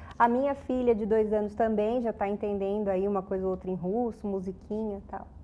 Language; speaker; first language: Portuguese; native; Portuguese